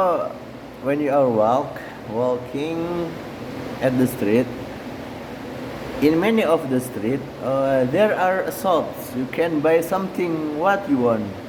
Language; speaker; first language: English; non-native, learner; Indonesian